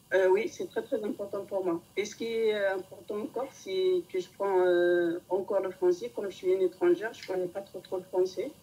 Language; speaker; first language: French; non-native, learner; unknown